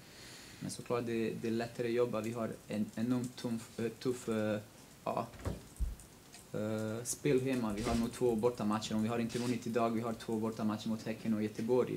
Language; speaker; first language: Swedish; non-native, local second language; Kurdish